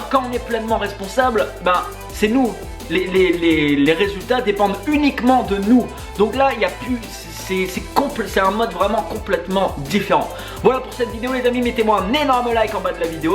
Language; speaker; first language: French; native; French